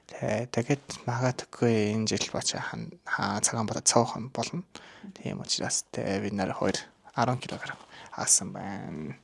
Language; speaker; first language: Mongolian; non-native, learner; Japanese